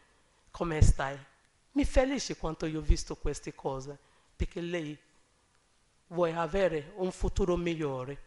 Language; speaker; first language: Italian; non-native, learner; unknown